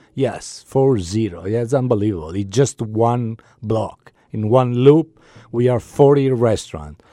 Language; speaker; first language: English; non-native, fluent; Italian